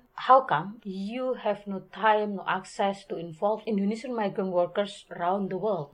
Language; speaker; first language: English; non-native, learner; Indonesian